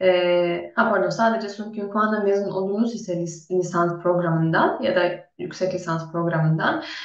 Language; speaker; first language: Turkish; non-native, fluent; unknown